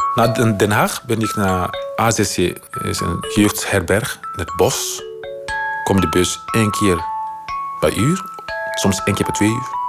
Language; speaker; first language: Dutch; non-native, fluent; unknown